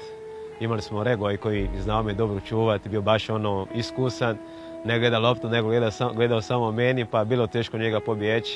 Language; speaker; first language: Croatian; non-native, fluent; Portuguese